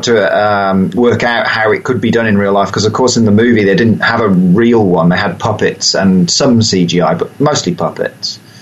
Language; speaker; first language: English; native; English